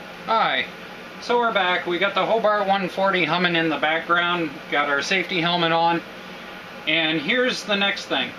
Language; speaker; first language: English; native; English